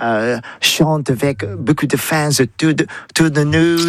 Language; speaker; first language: French; non-native, learner; English